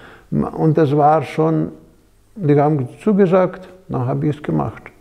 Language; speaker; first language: German; non-native, fluent; Greek